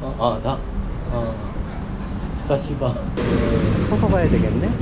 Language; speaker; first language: Korean; native; Korean